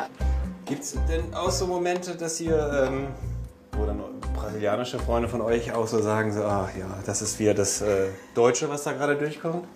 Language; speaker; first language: German; native; German